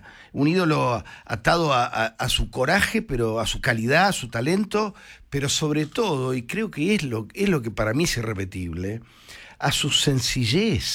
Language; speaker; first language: Spanish; native; Spanish